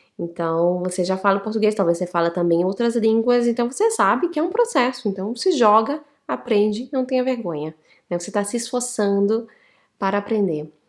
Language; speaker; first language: Portuguese; native; Portuguese